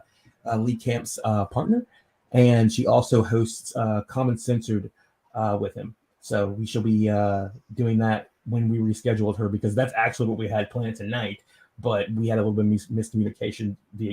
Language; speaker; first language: English; native; English